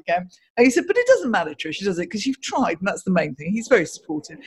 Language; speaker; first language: English; native; English